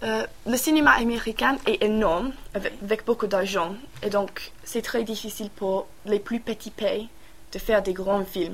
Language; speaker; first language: French; non-native, learner; English